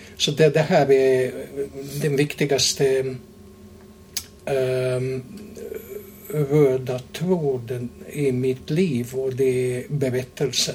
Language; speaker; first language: Swedish; non-native, fluent; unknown